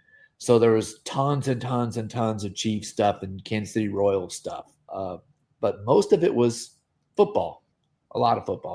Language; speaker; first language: English; native; English